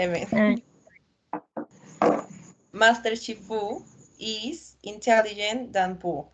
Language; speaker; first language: English; non-native, learner; Spanish